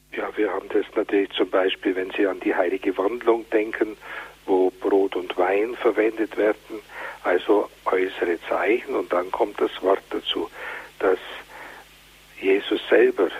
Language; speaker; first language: German; native; German